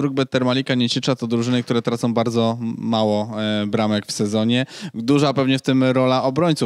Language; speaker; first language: Polish; native; Polish